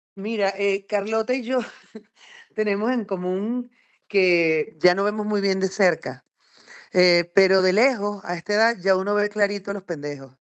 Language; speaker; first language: Spanish; native; Spanish